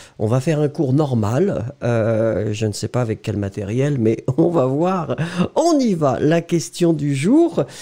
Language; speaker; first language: French; native; French